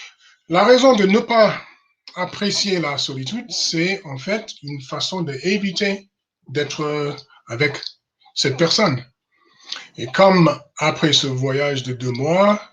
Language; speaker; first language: French; non-native, fluent; English